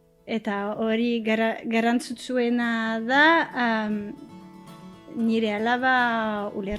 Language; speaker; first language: Basque; non-native, learner; French